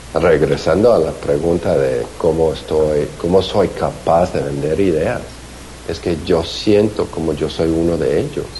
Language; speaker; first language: Spanish; early bilingual, heritage; Spanish